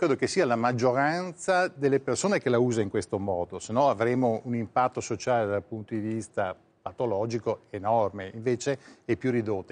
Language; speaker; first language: Italian; native; Italian